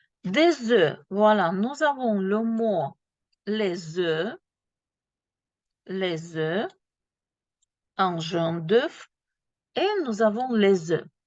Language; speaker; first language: French; non-native, fluent; Ukrainian